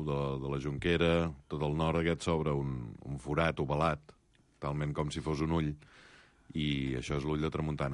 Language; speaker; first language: Catalan; native; Catalan